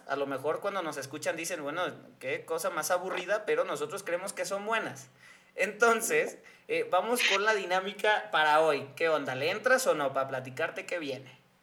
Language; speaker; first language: Spanish; native; Spanish